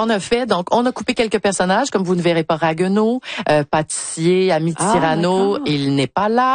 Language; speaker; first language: French; native; French